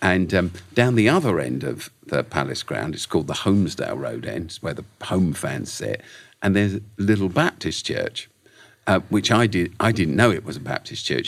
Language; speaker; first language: English; native; English